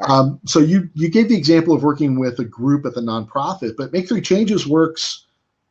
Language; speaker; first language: English; native; English